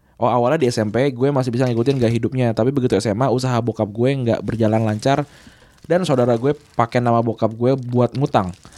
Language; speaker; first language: Indonesian; native; Indonesian